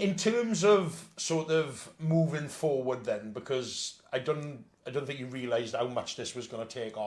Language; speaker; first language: English; native; English